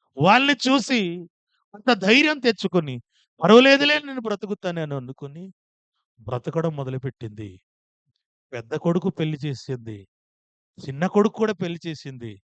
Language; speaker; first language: Telugu; non-native, fluent; Odia